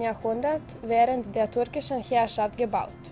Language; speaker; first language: German; non-native, fluent; Serbian